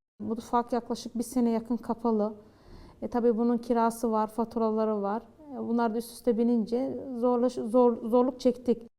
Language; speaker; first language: Turkish; native; Turkish